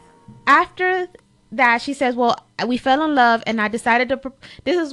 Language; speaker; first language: English; early bilingual, other home language; Spanish